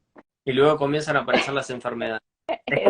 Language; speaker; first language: Spanish; native; Spanish